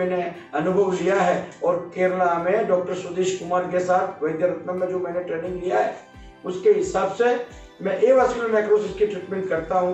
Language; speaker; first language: Hindi; non-native, local second language; Gujarati